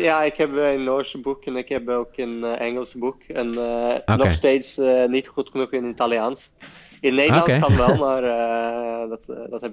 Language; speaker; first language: Dutch; non-native, fluent; Norwegian